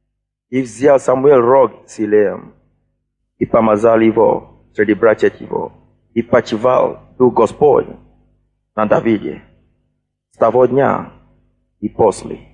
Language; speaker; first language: Russian; non-native, fluent; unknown